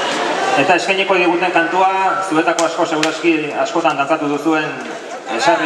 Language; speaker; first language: Basque; native; Basque